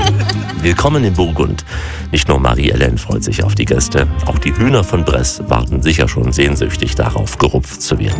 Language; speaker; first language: German; native; German